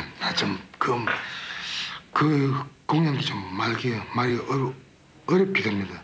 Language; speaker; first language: Korean; early bilingual, heritage; Korean